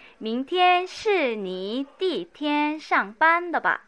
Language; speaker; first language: Chinese; non-native, fluent; Korean